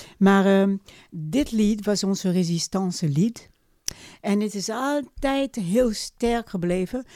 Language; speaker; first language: Dutch; non-native, fluent; French